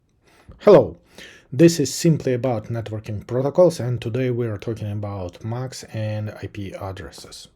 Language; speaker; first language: English; non-native, fluent; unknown